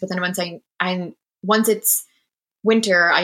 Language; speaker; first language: English; native; English